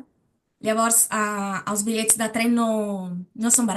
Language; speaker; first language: Catalan; non-native, learner; Portuguese